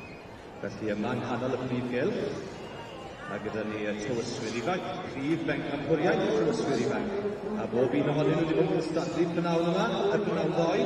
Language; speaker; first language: Welsh; native; Welsh